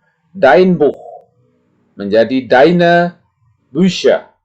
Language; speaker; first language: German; non-native, fluent; Indonesian